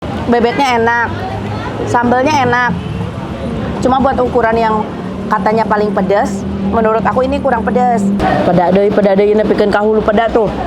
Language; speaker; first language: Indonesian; non-native, local second language; Sundanese